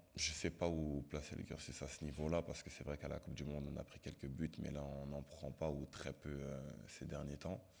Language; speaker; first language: French; native; French